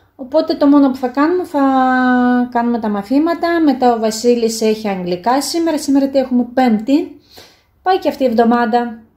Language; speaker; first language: Greek; native; Greek